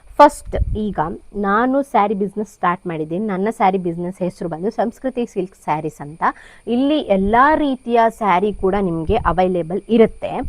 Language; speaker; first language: Kannada; non-native, local second language; Konkani